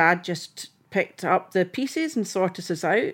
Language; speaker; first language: English; native; English